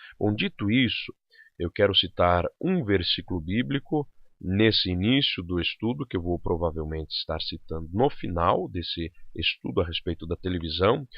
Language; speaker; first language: Portuguese; non-native, local second language; German